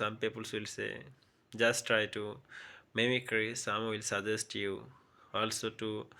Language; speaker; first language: English; non-native, local second language; Bangla